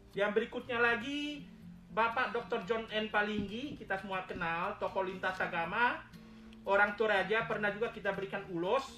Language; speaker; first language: Indonesian; native; Indonesian